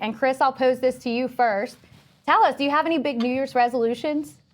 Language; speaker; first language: English; native; English